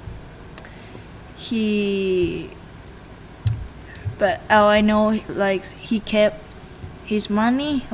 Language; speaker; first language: English; non-native, learner; Thai